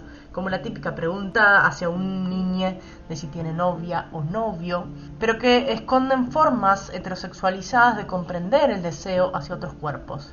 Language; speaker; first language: Spanish; native; Spanish